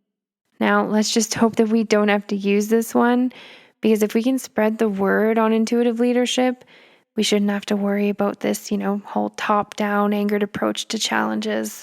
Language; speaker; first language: English; native; English